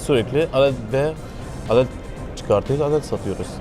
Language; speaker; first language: Turkish; non-native, learner; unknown